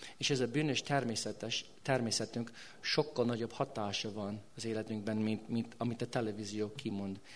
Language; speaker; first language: Hungarian; non-native, fluent; English